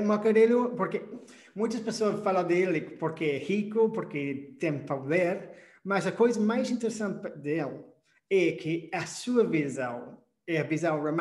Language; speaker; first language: Portuguese; non-native, fluent; English